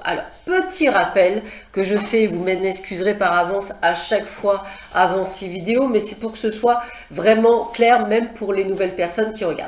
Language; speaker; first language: French; native; French